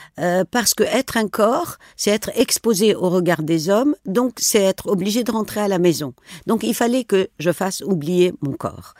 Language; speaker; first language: French; non-native, local second language; Arabic